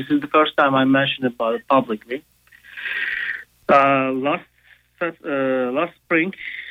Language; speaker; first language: English; non-native, fluent; Turkish